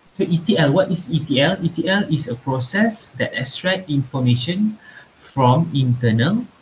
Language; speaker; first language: English; non-native, local second language; Malay